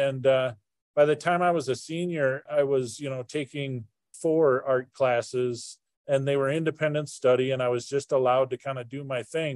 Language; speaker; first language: English; native; English